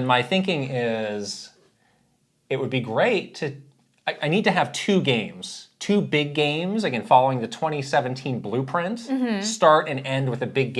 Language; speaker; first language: English; native; English